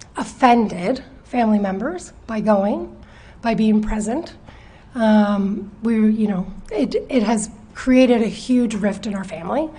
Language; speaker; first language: English; native; English